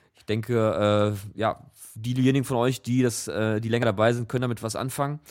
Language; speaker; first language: German; native; German